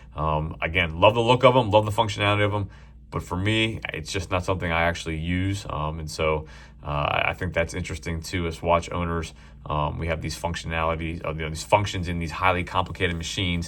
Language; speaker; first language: English; native; English